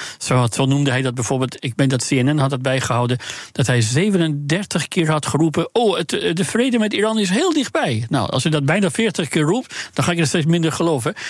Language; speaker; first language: Dutch; non-native, fluent; Persian